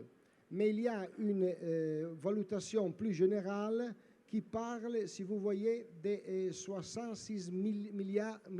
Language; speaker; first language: French; non-native, learner; Italian